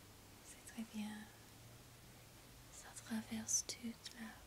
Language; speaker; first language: French; non-native, learner; English